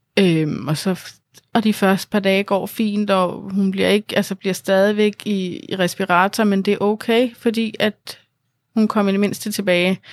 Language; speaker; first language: Danish; native; Danish